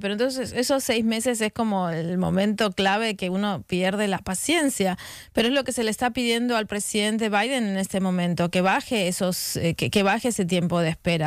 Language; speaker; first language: Spanish; native; Spanish